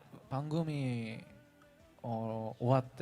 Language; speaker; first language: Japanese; non-native, learner; Korean